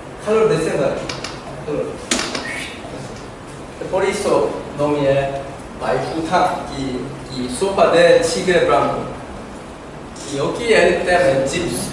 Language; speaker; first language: Portuguese; non-native, learner; Korean